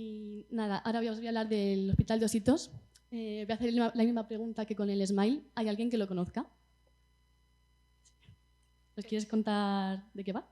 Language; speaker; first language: Spanish; native; Spanish